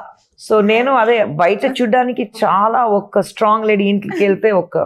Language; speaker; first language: Telugu; non-native, learner; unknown